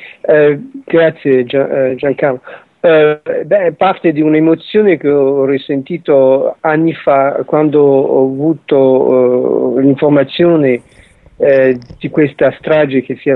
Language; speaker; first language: Italian; early bilingual, heritage; Italian